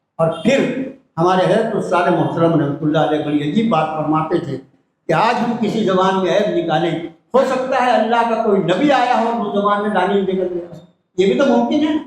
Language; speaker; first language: Urdu; native; Urdu